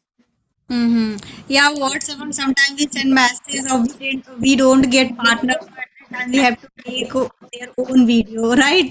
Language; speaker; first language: English; non-native, learner; Hindi